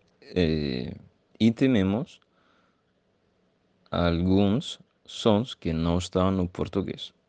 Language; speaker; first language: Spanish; non-native, learner; Arabic